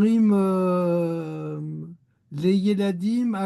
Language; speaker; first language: Hebrew; non-native, learner; French